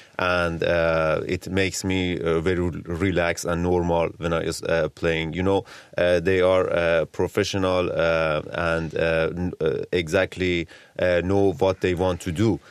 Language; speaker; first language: English; non-native, learner; Persian